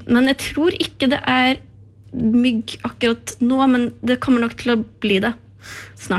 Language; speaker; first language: Norwegian; early bilingual, other home language; Icelandic